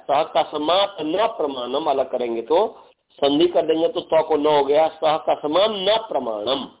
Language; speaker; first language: Hindi; native; Hindi